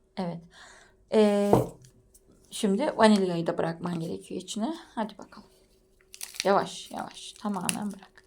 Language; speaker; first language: Turkish; native; Turkish